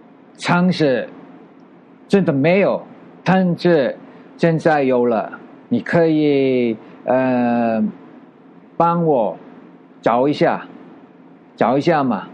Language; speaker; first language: Chinese; non-native, learner; Filipino